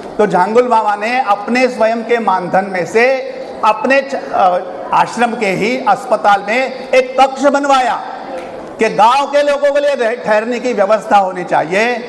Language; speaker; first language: Hindi; non-native, local second language; Marathi